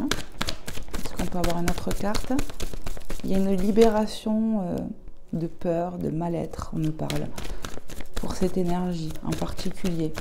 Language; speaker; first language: French; native; French